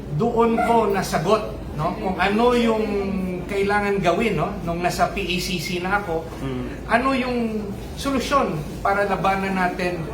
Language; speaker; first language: Filipino; non-native, local second language; Hiligaynon